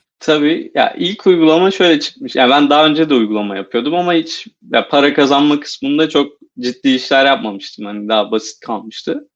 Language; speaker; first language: Turkish; native; Turkish